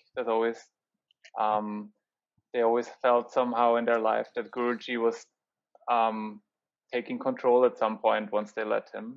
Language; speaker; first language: English; non-native, fluent; German